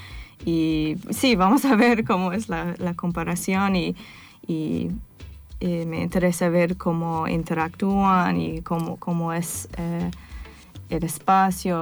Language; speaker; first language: Spanish; non-native, fluent; English